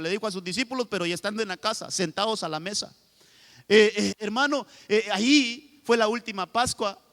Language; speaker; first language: Spanish; native; Spanish